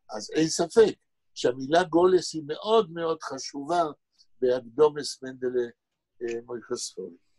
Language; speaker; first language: Hebrew; non-native, fluent; Yiddish